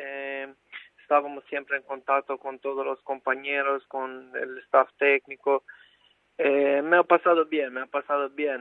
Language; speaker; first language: Spanish; non-native, fluent; Albanian